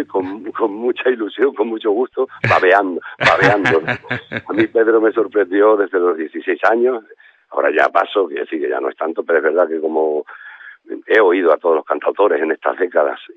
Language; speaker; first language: Spanish; native; Spanish